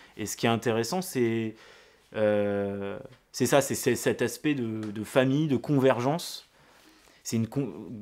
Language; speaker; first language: French; native; French